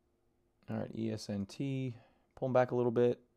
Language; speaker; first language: English; native; English